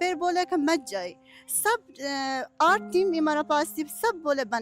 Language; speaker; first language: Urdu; non-native, learner; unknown